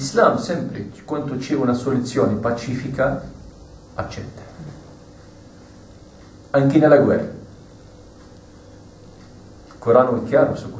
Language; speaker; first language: Italian; non-native, fluent; Arabic